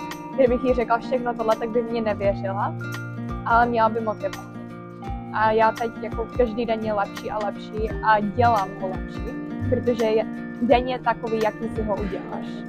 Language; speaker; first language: Czech; early bilingual, heritage; Czech